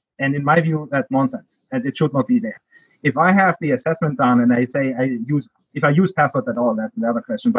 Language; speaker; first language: English; non-native, fluent; German